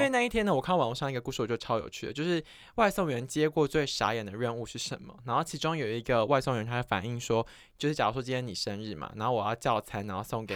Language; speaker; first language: Chinese; native; Chinese